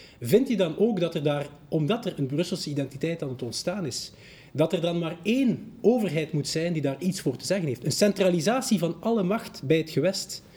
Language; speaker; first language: Dutch; native; Dutch